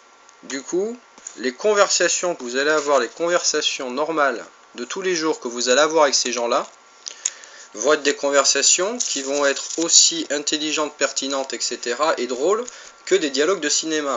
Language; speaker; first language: French; native; French